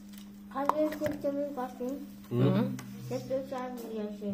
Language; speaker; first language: Filipino; non-native, learner; Japanese